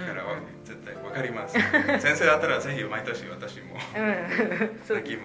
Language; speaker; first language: Japanese; non-native, learner; Spanish